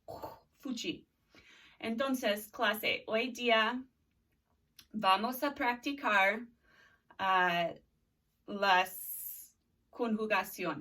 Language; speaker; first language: Spanish; non-native, fluent; English